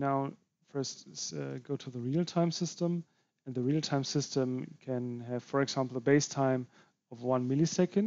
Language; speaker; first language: English; non-native, fluent; German